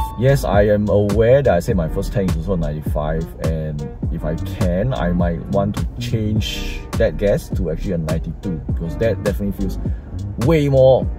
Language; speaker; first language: English; native; English